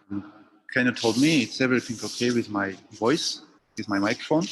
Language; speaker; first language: English; non-native, fluent; Russian